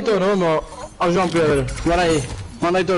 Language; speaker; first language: Portuguese; native; Portuguese